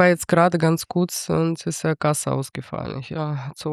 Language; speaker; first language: German; non-native, fluent; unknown